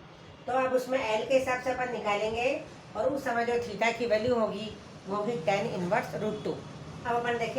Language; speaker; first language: Hindi; native; Hindi